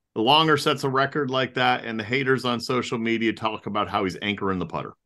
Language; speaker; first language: English; native; English